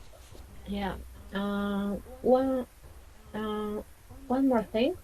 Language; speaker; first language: English; non-native, fluent; Spanish